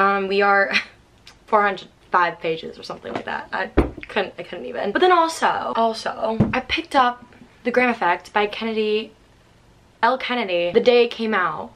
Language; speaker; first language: English; native; English